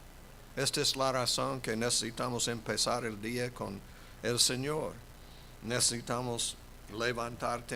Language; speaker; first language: Spanish; non-native, fluent; English